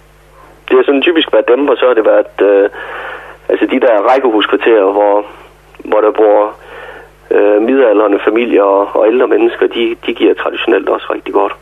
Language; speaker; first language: Danish; native; Danish